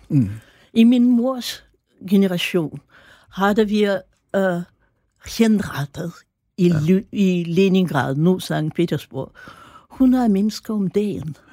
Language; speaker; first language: Danish; non-native, fluent; Russian